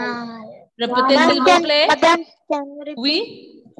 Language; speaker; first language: French; non-native, fluent; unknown